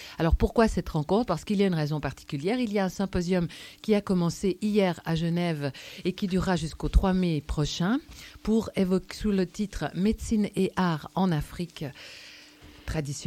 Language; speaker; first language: French; native; French